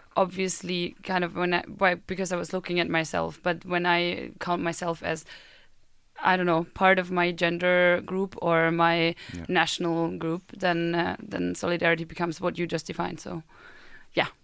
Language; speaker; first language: English; non-native, fluent; German